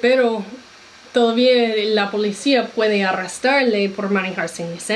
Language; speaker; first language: Spanish; non-native, fluent; English